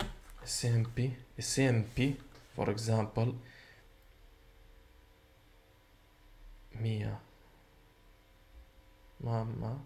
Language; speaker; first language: Italian; non-native, learner; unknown